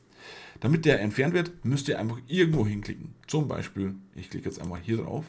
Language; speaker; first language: German; native; German